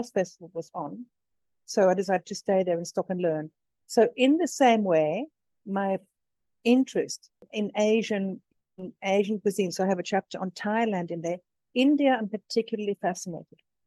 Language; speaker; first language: English; native; English